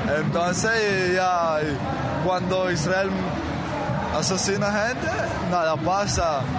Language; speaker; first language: Spanish; non-native, fluent; Arabic